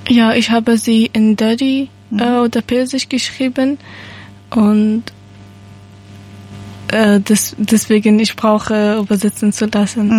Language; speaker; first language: German; non-native, learner; Persian